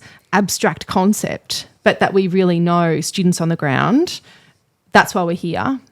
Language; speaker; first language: English; native; English